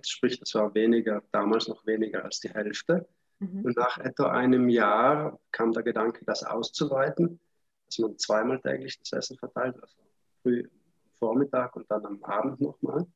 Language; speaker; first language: German; native; German